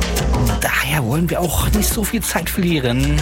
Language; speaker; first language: German; native; German